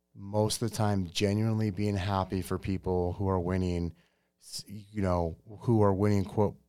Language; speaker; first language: English; native; English